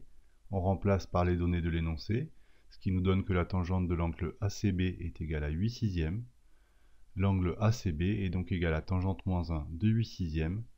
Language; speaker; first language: French; native; French